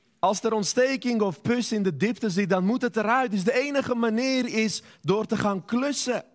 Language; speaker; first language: Dutch; non-native, fluent; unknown